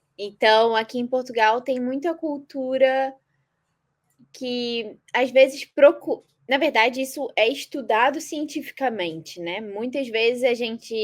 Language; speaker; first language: Portuguese; native; Portuguese